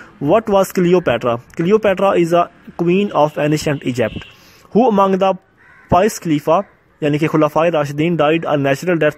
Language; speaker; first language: English; non-native, local second language; Urdu